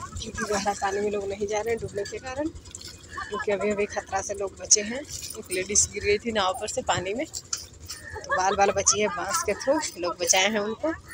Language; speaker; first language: Hindi; native; Hindi